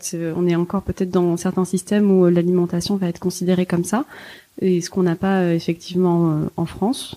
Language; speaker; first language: French; native; French